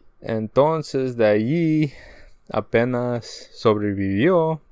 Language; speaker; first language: Spanish; early bilingual, heritage; Spanish